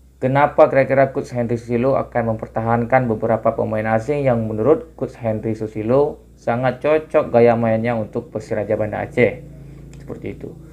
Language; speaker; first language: Indonesian; non-native, local second language; Achinese